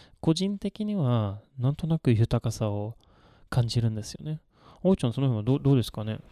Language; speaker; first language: Japanese; non-native, fluent; Swedish